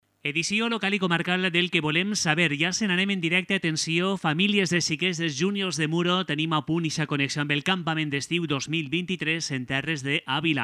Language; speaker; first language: Catalan; native; Catalan